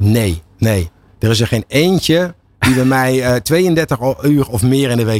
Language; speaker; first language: Dutch; native; Dutch